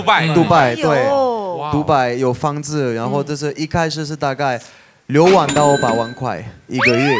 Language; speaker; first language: Chinese; non-native, fluent; French